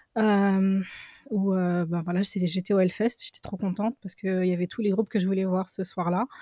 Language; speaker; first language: French; early bilingual, other home language; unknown